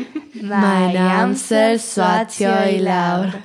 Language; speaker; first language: Welsh; non-native, learner; Spanish